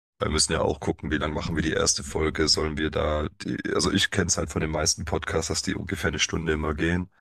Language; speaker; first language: German; early bilingual, other home language; Polish